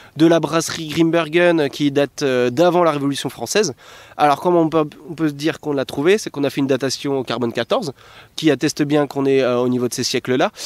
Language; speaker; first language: French; native; French